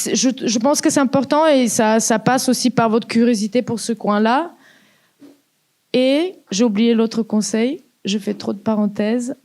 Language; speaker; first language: French; native; French